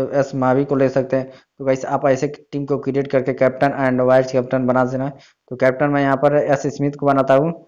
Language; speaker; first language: Hindi; native; Hindi